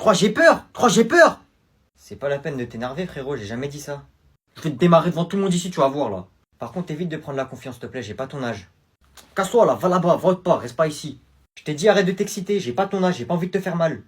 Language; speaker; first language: French; native; French